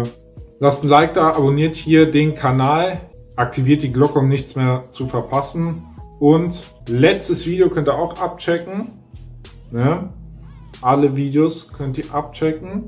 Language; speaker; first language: German; native; German